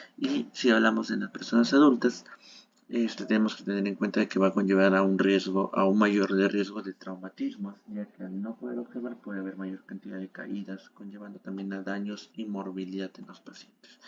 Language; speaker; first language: Spanish; native; Spanish